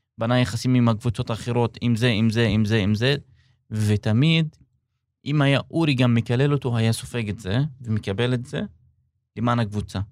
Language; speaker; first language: Hebrew; non-native, local second language; Arabic